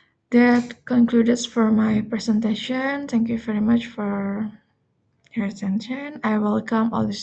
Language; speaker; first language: English; non-native, learner; Indonesian